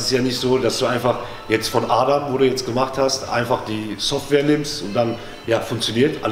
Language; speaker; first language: German; native; German